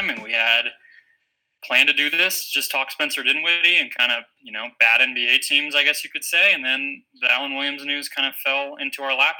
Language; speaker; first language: English; native; English